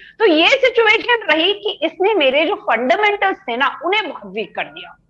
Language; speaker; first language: Hindi; native; Hindi